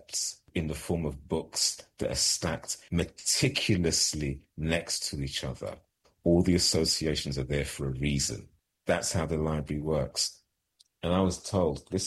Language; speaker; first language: English; native; English